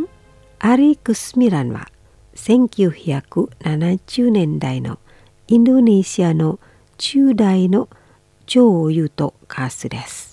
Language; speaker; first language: Japanese; non-native, fluent; Indonesian